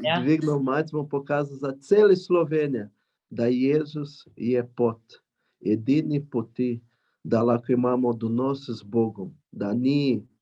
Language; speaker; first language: Slovenian; non-native, learner; Portuguese